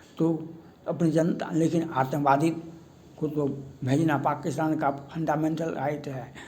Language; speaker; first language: Hindi; native; Hindi